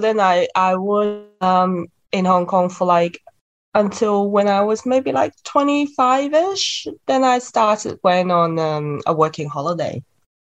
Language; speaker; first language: English; non-native, local second language; Cantonese